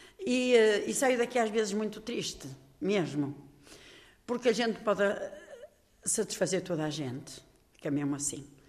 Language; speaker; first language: Portuguese; native; Portuguese